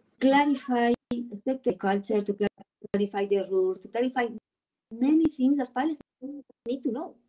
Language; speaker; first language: English; non-native, learner; Spanish